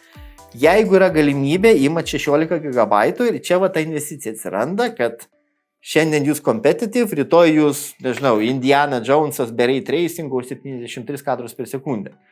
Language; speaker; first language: Lithuanian; native; Lithuanian